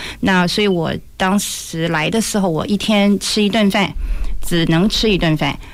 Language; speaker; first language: Chinese; native; Chinese